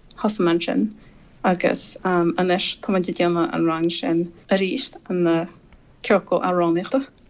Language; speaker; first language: Irish; non-native, fluent; English